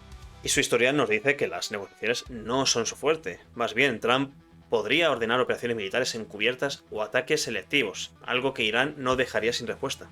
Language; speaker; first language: Spanish; native; Spanish